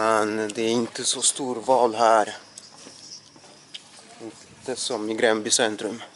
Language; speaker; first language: Swedish; non-native, learner; Russian